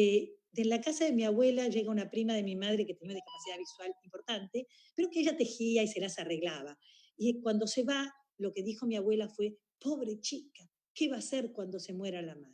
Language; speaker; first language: Spanish; native; Spanish